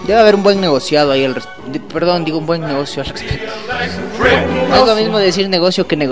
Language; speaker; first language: Spanish; native; Spanish